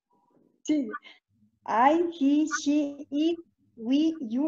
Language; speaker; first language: English; non-native, learner; Spanish